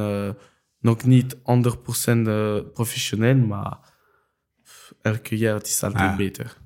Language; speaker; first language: Dutch; non-native, local second language; French